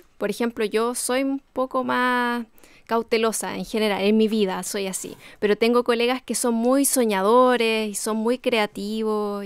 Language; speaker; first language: Spanish; native; Spanish